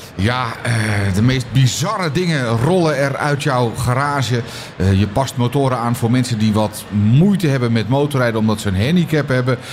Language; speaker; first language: Dutch; native; Dutch